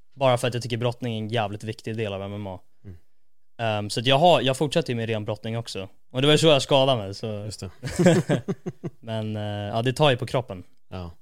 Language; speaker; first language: Swedish; native; Swedish